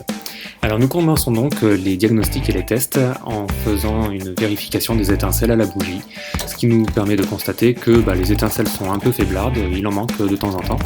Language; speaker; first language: French; native; French